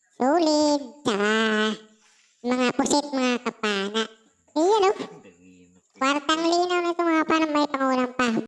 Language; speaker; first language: Filipino; non-native, local second language; Cebuano